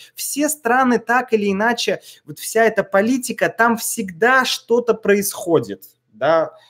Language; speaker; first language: Russian; native; Russian